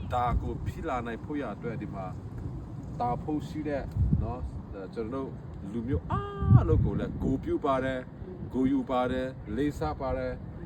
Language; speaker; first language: Burmese; non-native, local second language; Hakha Chin